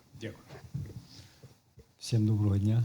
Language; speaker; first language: Ukrainian; non-native, fluent; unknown